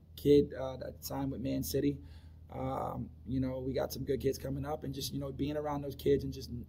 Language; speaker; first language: English; native; English